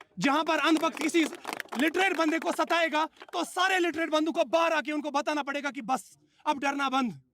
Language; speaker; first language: Hindi; non-native, local second language; Kashmiri